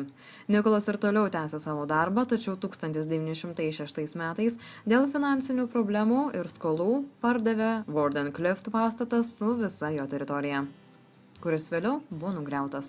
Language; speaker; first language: Lithuanian; native; Lithuanian